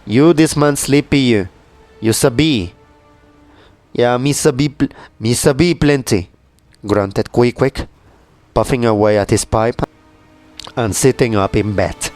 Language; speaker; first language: English; non-native, fluent; Spanish